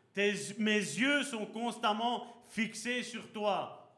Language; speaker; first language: French; native; French